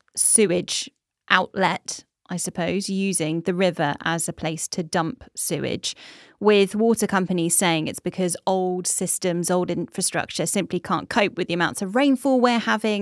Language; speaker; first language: English; native; English